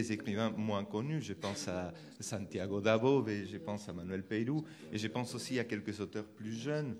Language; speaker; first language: French; non-native, fluent; Spanish